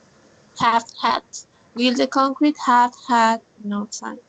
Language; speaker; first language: English; non-native, learner; Spanish